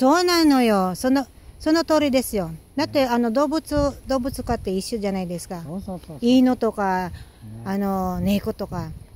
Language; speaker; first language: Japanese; non-native, fluent; Filipino